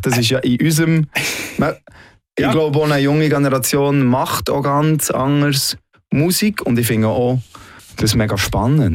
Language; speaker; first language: German; native; German